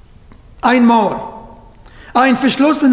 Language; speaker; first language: German; non-native, fluent; Arabic